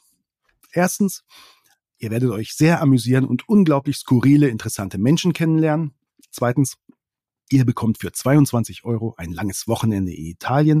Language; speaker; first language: German; native; German